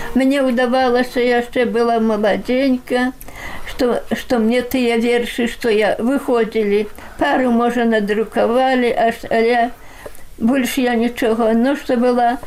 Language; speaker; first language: Belarusian; native; Belarusian